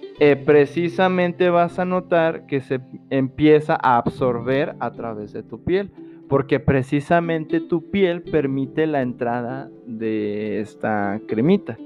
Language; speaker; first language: Spanish; native; Spanish